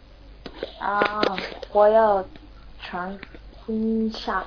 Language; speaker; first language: Chinese; non-native, learner; Korean